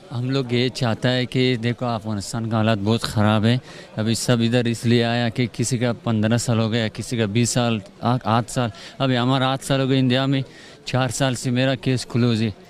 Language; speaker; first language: Hindi; non-native, learner; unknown